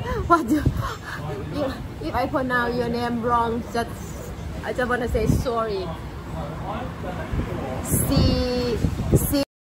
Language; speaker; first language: English; non-native, learner; Thai